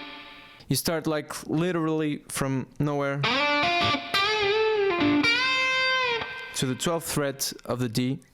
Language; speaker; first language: English; non-native, fluent; Portuguese